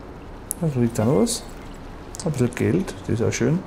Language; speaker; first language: German; native; German